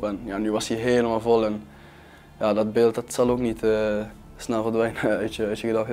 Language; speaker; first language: Dutch; native; Dutch